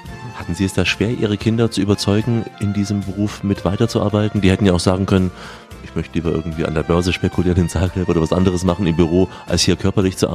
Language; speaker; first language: German; native; German